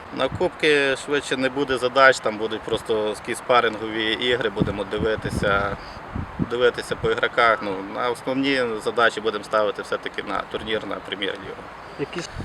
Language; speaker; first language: Ukrainian; native; Ukrainian